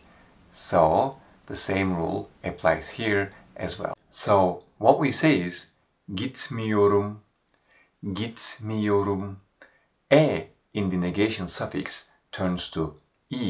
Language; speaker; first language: English; non-native, fluent; Turkish